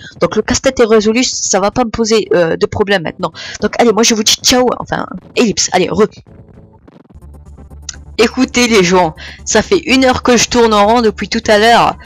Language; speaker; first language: French; native; French